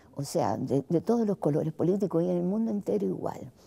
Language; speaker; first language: Spanish; native; Spanish